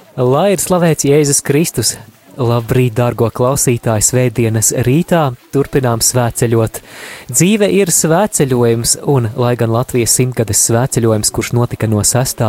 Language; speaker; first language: Latvian; native; Latvian